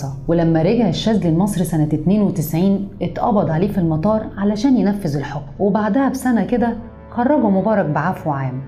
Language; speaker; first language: Arabic; native; Arabic